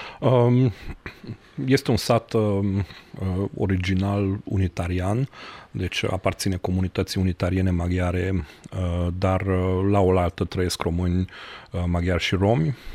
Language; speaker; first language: Romanian; non-native, local second language; Hungarian